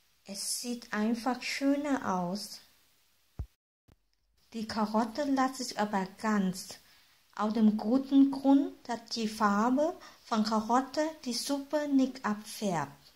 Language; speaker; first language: German; non-native, fluent; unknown